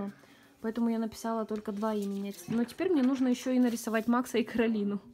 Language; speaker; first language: Russian; native; Russian